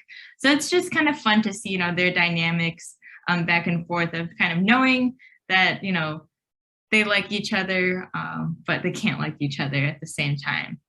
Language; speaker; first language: English; native; English